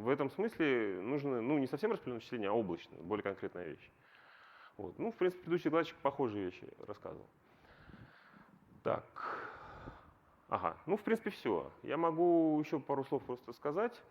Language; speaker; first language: Russian; native; Russian